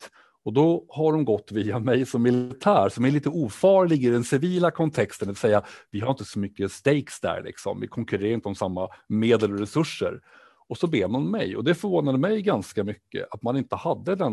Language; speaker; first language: Swedish; native; Swedish